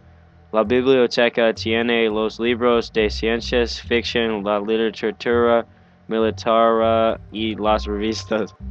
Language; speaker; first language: Spanish; non-native, learner; English